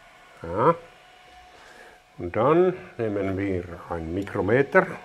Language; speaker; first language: German; non-native, learner; Finnish